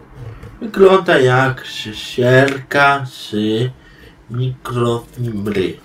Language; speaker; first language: Polish; non-native, learner; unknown